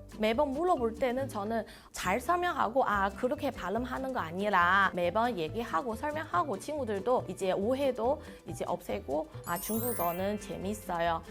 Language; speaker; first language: Korean; non-native, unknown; Chinese